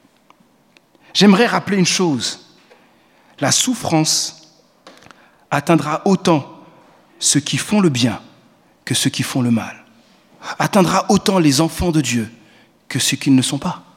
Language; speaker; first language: French; native; French